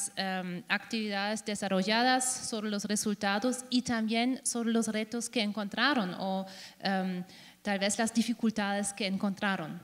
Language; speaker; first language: Spanish; non-native, fluent; German